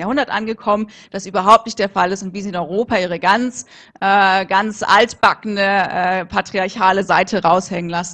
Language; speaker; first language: German; native; German